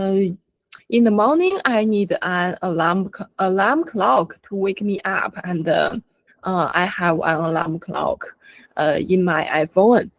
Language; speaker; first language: English; non-native, learner; Chinese